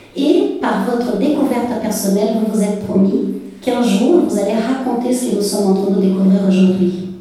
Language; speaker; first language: French; non-native, fluent; Portuguese